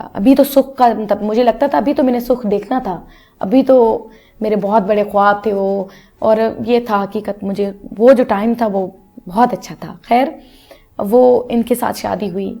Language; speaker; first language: Urdu; non-native, local second language; Punjabi